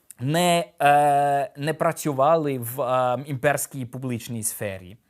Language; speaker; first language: Ukrainian; non-native, fluent; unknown